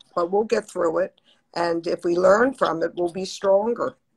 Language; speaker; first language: English; native; English